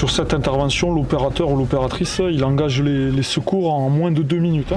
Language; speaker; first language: French; native; French